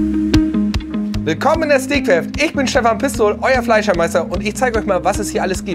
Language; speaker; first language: German; native; German